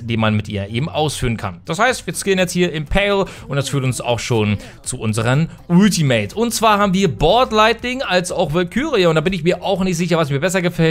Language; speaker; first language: German; native; German